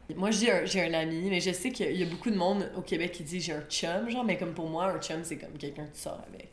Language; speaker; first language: French; native; French